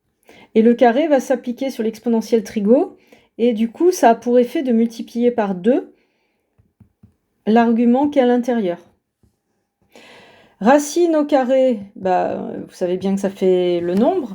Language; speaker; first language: French; native; French